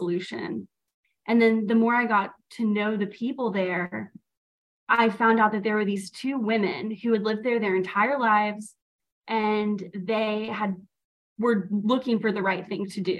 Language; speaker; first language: English; native; English